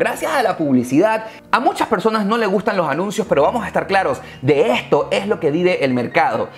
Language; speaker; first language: Spanish; native; Spanish